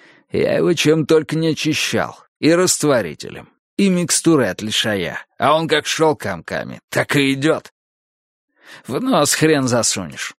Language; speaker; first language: Russian; native; Russian